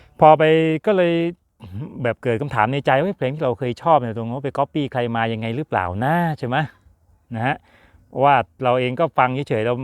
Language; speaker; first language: Thai; native; Thai